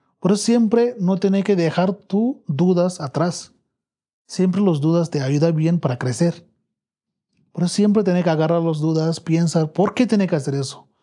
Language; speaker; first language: Spanish; non-native, learner; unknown